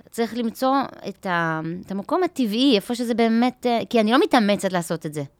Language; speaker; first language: Hebrew; native; Hebrew